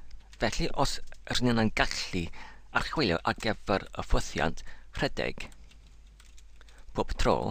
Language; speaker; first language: Welsh; non-native, learner; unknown